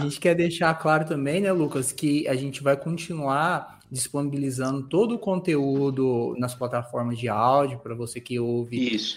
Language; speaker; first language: Portuguese; native; Portuguese